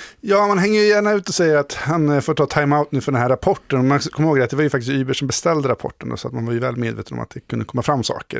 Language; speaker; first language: Swedish; native; Swedish